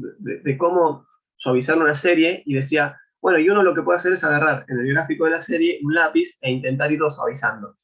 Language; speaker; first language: Spanish; native; Spanish